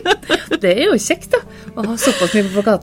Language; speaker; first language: Norwegian; native; Norwegian